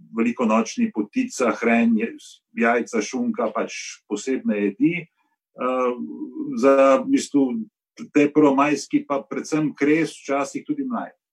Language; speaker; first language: Slovenian; native; Slovenian